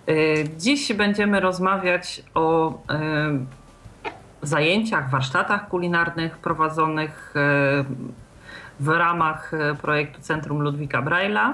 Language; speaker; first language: Polish; native; Polish